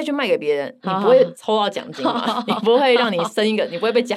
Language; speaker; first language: Chinese; native; Chinese